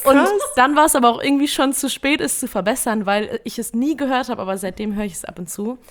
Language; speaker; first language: German; early bilingual, other home language; Vietnamese